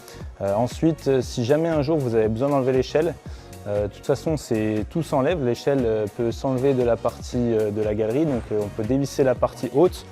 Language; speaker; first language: French; native; French